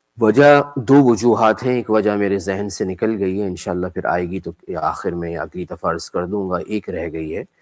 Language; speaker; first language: Urdu; native; Urdu